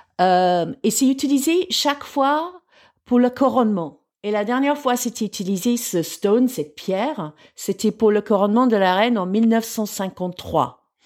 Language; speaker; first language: French; non-native, fluent; English